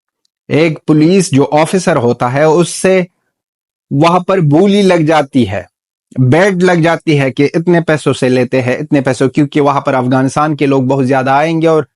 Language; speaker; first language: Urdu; non-native, fluent; Pashto